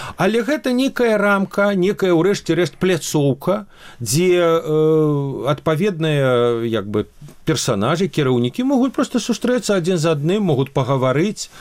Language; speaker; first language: Belarusian; native; Belarusian